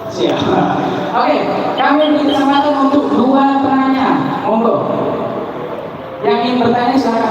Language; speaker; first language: Malay; native; Malay